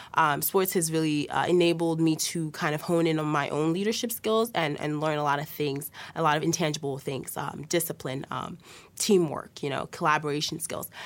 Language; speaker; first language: English; early bilingual, other home language; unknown